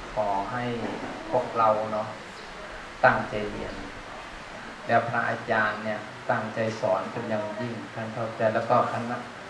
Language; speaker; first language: Thai; native; Thai